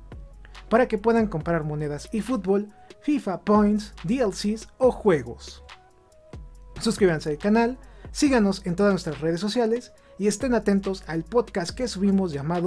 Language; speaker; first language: Spanish; native; Spanish